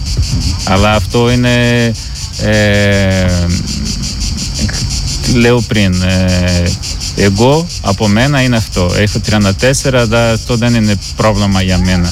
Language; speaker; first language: Greek; non-native, learner; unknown